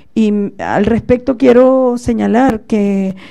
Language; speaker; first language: Spanish; native; Spanish